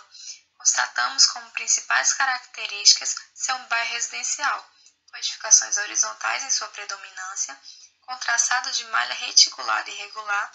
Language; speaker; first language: Portuguese; native; Portuguese